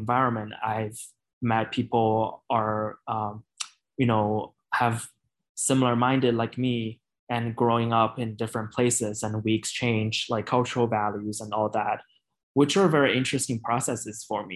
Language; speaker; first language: English; non-native, fluent; Chinese